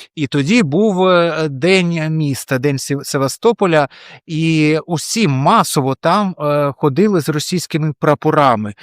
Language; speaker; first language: Ukrainian; non-native, local second language; Russian